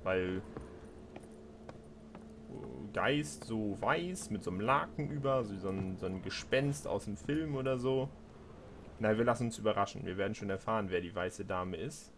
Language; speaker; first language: German; native; German